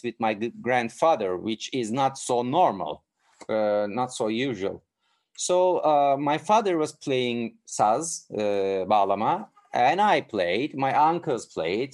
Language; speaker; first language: English; non-native, fluent; Turkish